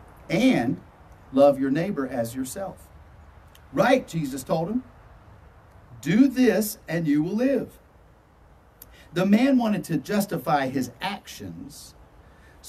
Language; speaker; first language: English; native; English